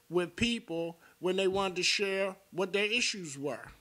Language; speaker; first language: English; native; English